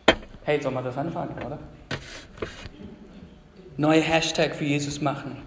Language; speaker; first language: German; non-native, fluent; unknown